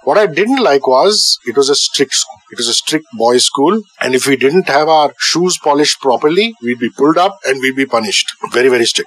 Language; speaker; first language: English; non-native, local second language; Tamil